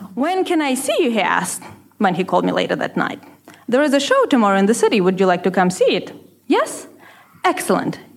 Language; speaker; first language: English; non-native, fluent; Russian